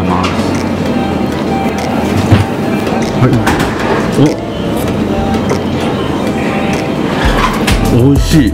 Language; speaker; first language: Japanese; non-native, fluent; Chinese